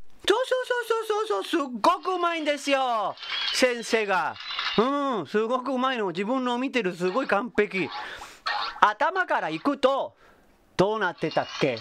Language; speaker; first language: Japanese; non-native, fluent; Spanish